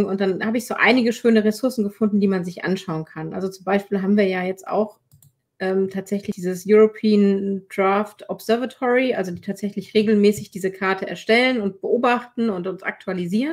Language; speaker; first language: German; native; German